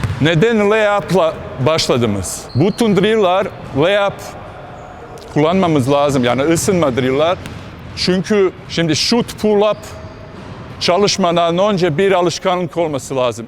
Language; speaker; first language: Turkish; non-native, fluent; Bosnian